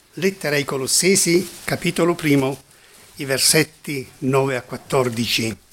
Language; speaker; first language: Italian; non-native, fluent; German